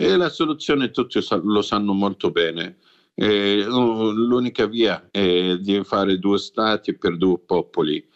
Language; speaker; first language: Italian; non-native, fluent; Arabic